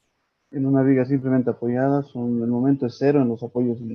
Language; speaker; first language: Spanish; native; Spanish